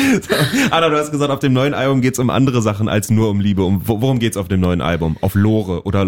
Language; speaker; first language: German; native; German